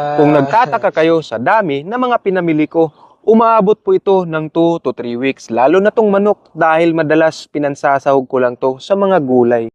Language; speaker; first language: Filipino; non-native, local second language; Cebuano